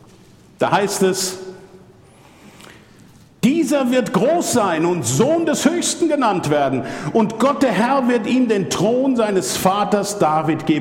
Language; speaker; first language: German; native; German